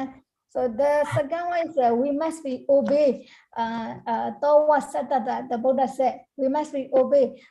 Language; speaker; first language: English; non-native, learner; Burmese